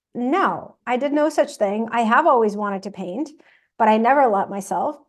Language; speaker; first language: English; non-native, fluent; Russian